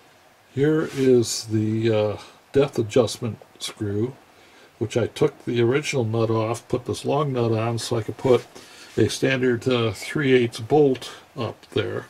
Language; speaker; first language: English; native; English